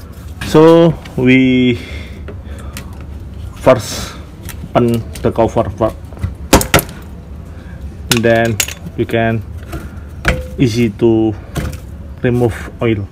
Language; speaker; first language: English; non-native, learner; Indonesian